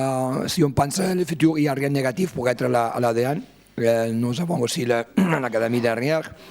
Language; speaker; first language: French; non-native, fluent; Spanish